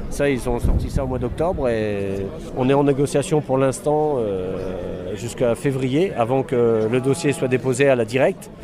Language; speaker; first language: French; native; French